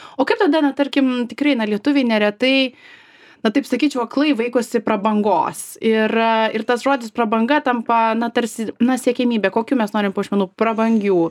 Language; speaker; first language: Lithuanian; native; Lithuanian